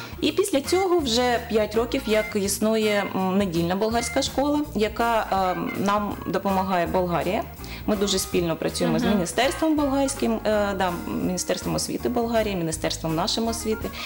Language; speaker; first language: Ukrainian; non-native, local second language; Bulgarian